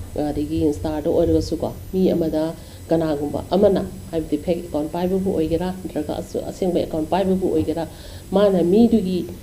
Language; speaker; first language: Manipuri; native; Manipuri